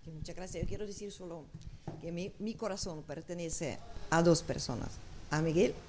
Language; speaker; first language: Spanish; non-native, learner; Ukrainian